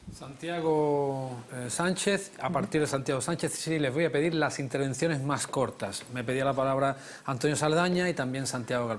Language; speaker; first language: Spanish; native; Spanish